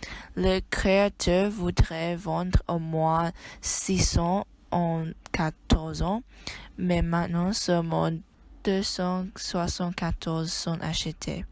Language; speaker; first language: French; non-native, learner; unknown